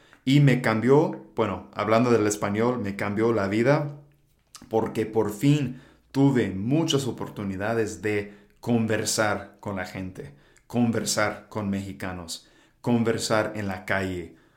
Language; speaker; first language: Spanish; non-native, fluent; English